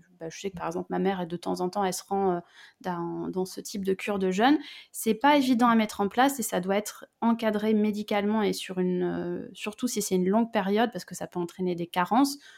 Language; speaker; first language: French; native; French